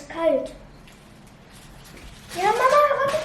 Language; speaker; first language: German; early bilingual, other home language; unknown